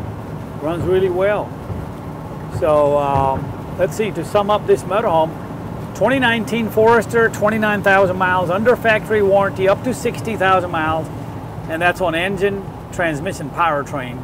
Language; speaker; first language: English; non-native, fluent; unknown